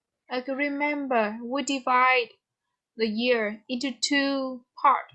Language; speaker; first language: English; non-native, fluent; Vietnamese